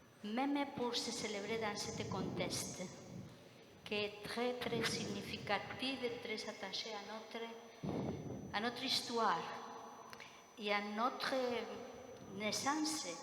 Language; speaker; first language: French; non-native, fluent; Spanish